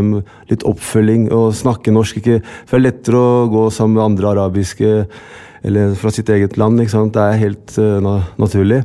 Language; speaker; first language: Norwegian; non-native, fluent; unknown